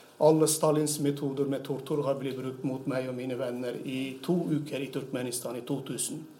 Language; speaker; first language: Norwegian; non-native, fluent; Turkmen